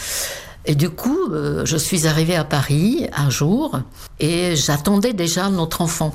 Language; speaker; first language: French; non-native, fluent; Czech